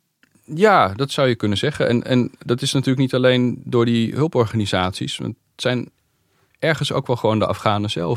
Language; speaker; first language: Dutch; native; Dutch